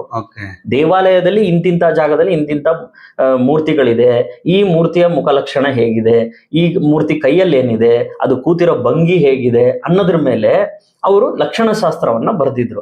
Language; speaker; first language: Kannada; native; Kannada